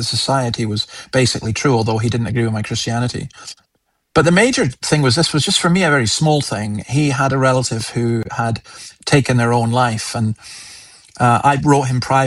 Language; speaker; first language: English; native; English